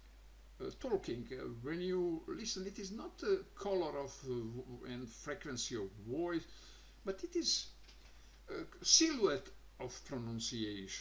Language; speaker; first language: English; non-native, learner; Croatian